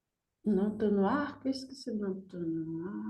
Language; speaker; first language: French; non-native, fluent; Portuguese